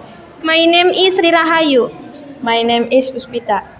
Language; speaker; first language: English; non-native, learner; Indonesian